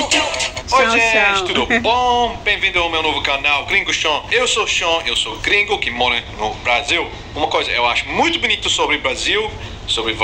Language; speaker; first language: Portuguese; non-native, learner; English